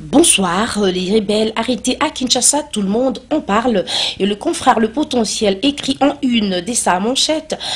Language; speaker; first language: French; non-native, local second language; Lingala